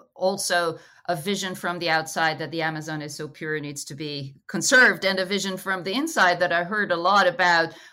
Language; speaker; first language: English; non-native, fluent; Portuguese